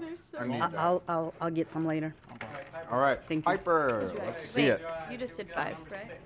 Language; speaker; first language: English; non-native, fluent; Russian